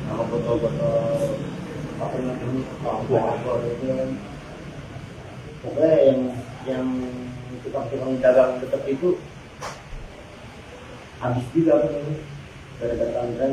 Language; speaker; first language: Indonesian; native; Indonesian